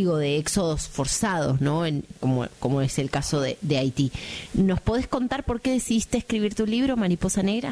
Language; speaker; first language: Spanish; native; Spanish